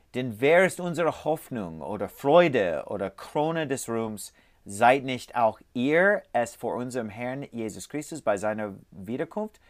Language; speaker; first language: German; non-native, learner; English